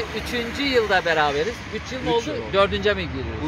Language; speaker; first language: Turkish; native; Turkish